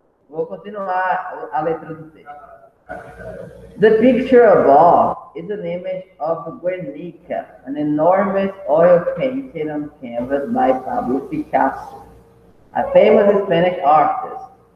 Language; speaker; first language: English; non-native, fluent; Portuguese